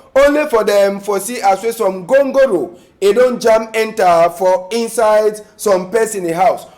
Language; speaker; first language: Nigerian Pidgin; native; Nigerian Pidgin